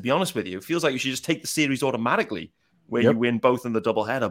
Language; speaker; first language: English; native; English